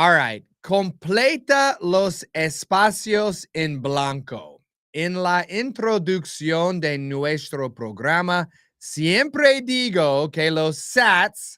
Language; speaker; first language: Spanish; non-native, learner; English